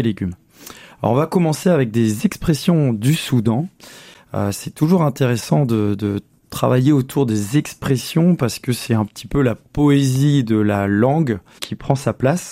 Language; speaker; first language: French; native; French